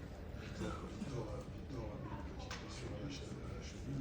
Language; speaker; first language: French; native; French